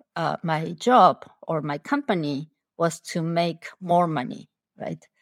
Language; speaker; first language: English; non-native, fluent; Spanish